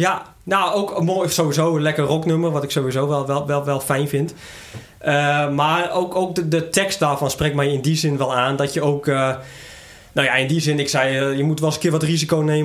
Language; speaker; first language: Dutch; native; Dutch